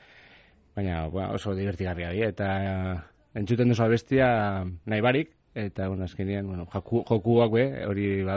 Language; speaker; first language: Basque; native; Basque